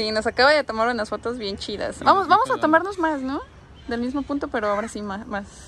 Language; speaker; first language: Spanish; native; Spanish